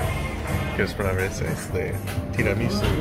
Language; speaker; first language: Spanish; non-native, learner; English